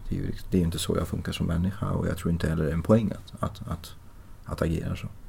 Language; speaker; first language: Swedish; early bilingual, other home language; Persian